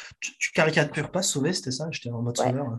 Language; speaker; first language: French; native; French